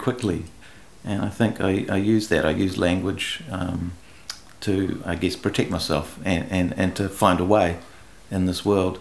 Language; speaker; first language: English; non-native, local second language; Greek